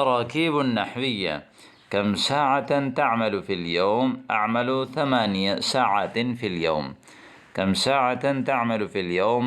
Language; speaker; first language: Arabic; non-native, fluent; Urdu